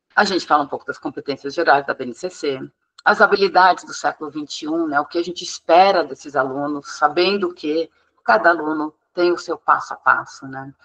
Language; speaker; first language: Portuguese; non-native, fluent; English